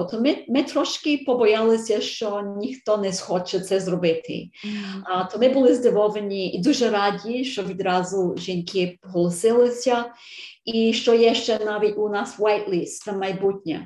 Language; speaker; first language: Ukrainian; early bilingual, heritage; Ukrainian